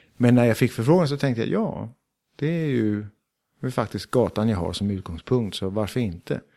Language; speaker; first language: Swedish; early bilingual, heritage; Swedish